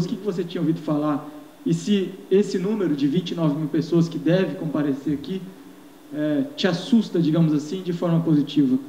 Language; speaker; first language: Portuguese; native; Portuguese